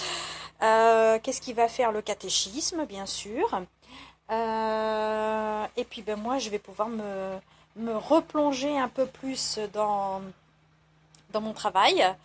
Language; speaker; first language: French; native; French